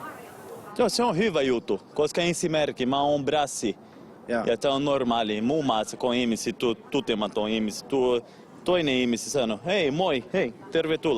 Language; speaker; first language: Finnish; non-native, learner; Portuguese